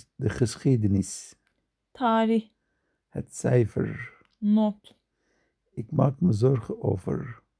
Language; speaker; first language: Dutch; non-native, learner; Turkish